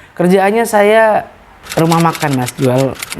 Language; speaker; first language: Malay; native; Malay